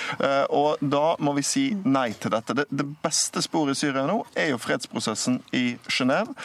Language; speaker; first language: Norwegian; native; Norwegian